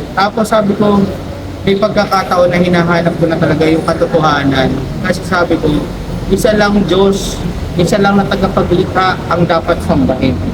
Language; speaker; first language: Filipino; native; Filipino